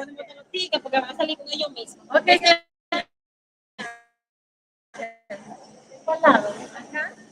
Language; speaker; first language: Spanish; native; Spanish